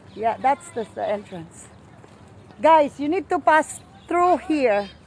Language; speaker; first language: English; non-native, local second language; Filipino